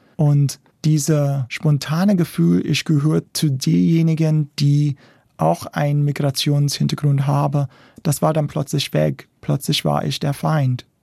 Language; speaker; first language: German; non-native, fluent; English